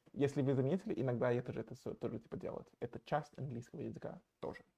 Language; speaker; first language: Russian; non-native, fluent; English